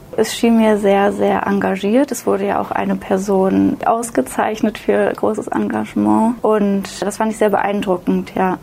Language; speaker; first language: German; native; German